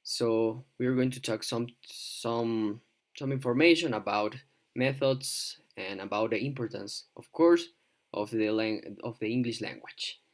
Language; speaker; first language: English; non-native, fluent; Spanish